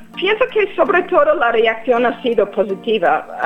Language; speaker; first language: Spanish; non-native, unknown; English